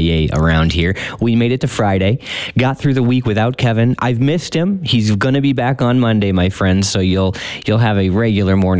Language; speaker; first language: English; native; English